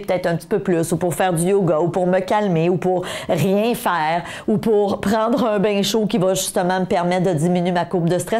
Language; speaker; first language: French; native; French